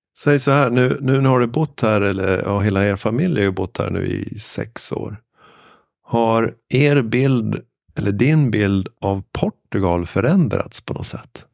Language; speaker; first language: Swedish; native; Swedish